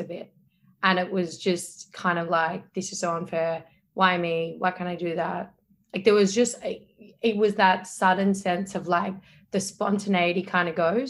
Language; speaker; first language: English; native; English